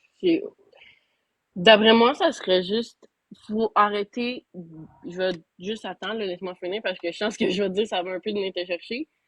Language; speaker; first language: French; native; French